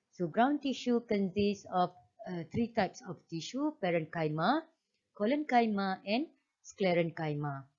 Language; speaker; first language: English; non-native, local second language; Malay